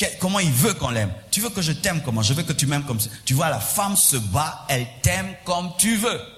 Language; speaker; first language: French; non-native, local second language; Swahili